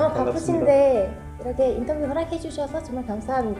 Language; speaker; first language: Korean; non-native, fluent; Persian